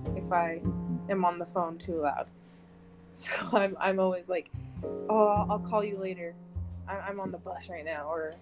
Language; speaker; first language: English; early bilingual, heritage; English